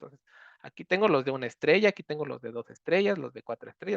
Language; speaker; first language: Spanish; native; Spanish